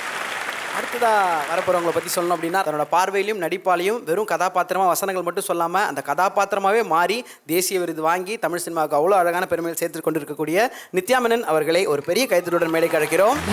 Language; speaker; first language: Tamil; native; Tamil